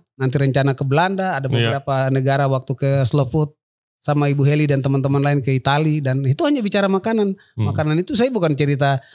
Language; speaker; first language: Indonesian; native; Indonesian